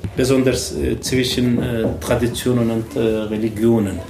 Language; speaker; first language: German; non-native, learner; Turkish